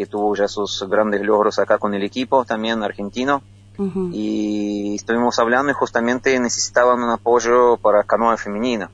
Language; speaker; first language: Spanish; non-native, fluent; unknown